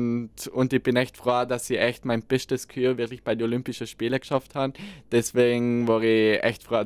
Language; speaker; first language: German; non-native, local second language; Italian